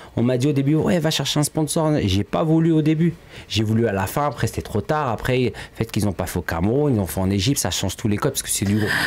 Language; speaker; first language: French; early bilingual, other home language; Arabic